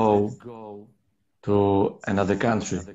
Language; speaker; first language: English; non-native, learner; Polish